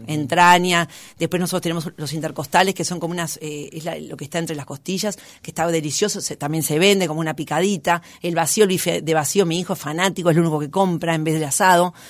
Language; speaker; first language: Spanish; native; Spanish